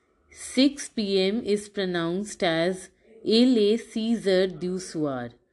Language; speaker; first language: English; non-native, local second language; Hindi